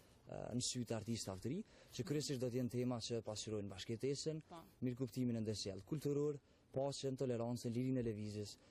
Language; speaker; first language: Albanian; native; Albanian